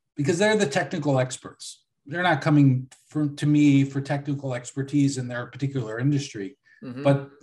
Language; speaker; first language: English; native; English